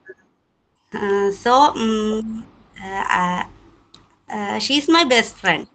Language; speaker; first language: English; non-native, learner; Malayalam